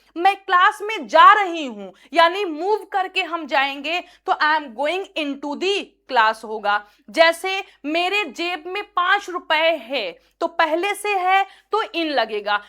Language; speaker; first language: Hindi; native; Hindi